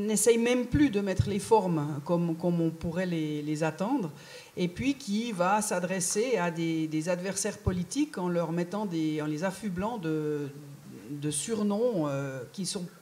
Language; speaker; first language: French; native; French